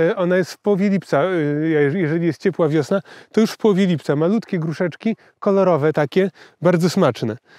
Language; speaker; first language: Polish; native; Polish